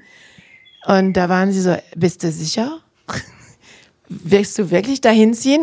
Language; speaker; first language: German; non-native, fluent; French